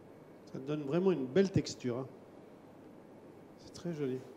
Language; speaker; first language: French; native; French